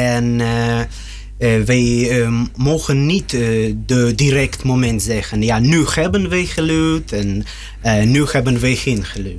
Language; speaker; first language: Dutch; non-native, learner; Russian